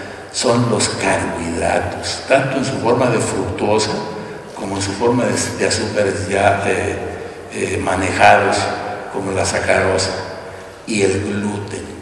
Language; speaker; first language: Spanish; native; Spanish